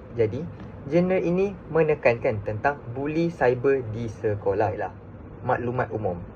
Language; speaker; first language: Malay; native; Malay